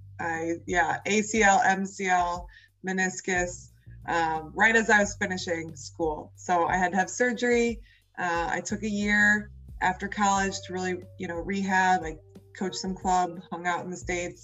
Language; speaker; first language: English; native; English